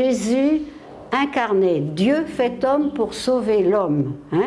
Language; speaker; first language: French; native; French